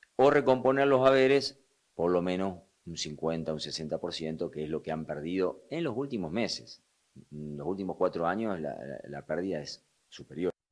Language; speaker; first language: Spanish; native; Spanish